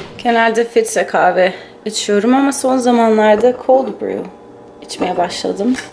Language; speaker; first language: Turkish; early bilingual, heritage; Turkish